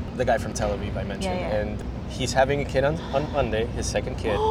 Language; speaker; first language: English; non-native, fluent; Spanish